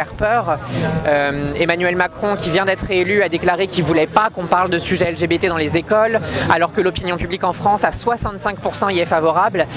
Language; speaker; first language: French; native; French